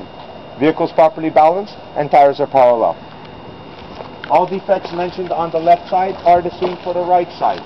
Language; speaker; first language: English; non-native, local second language; French